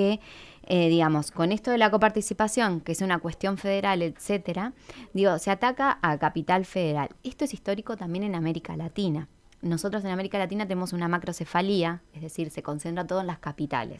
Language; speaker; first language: Spanish; native; Spanish